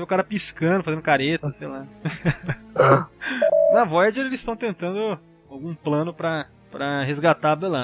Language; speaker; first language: Portuguese; native; Portuguese